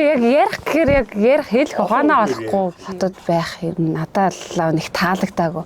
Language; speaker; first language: Mongolian; native; Mongolian